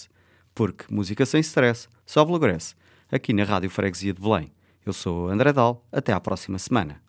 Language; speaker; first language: Portuguese; native; Portuguese